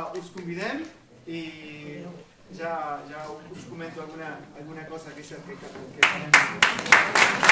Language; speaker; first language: Catalan; non-native, fluent; Spanish